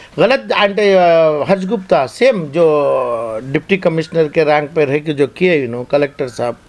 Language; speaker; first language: Hindi; non-native, local second language; Urdu